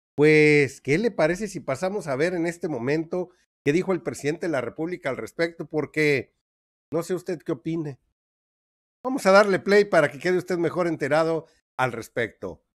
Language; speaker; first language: Spanish; native; Spanish